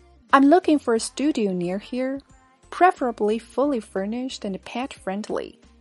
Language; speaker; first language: English; non-native, fluent; Chinese